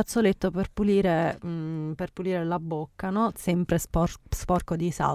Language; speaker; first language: Italian; native; Italian